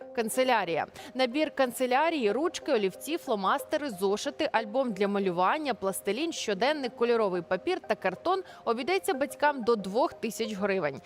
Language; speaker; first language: Ukrainian; native; Ukrainian